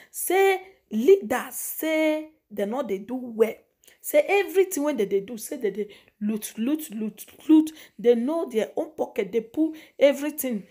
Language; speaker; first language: Nigerian Pidgin; non-native, local second language; Igbo